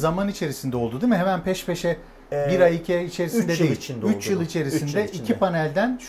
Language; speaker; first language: Turkish; native; Turkish